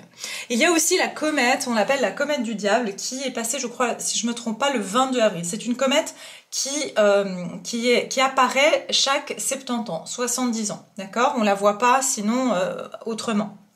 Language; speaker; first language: French; native; French